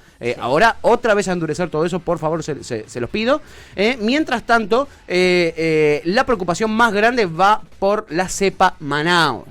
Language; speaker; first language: Spanish; native; Spanish